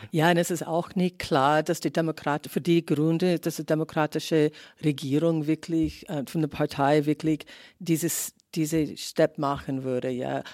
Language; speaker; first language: German; non-native, fluent; English